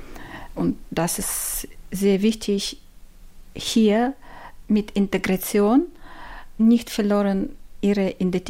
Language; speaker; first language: German; non-native, learner; Ukrainian